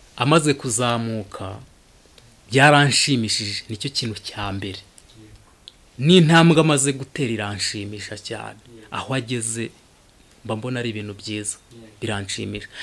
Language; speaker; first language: Kinyarwanda; early bilingual, heritage; Kinyarwanda